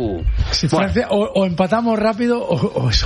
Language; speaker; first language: Spanish; native; Spanish